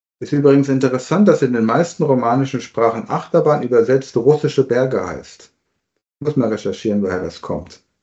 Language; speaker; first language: German; native; German